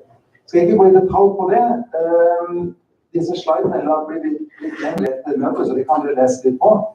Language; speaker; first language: Norwegian; native; Norwegian